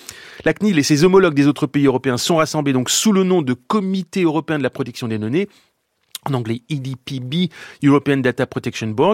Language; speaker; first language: French; native; French